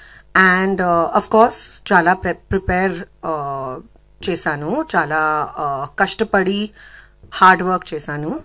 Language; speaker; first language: Telugu; non-native, local second language; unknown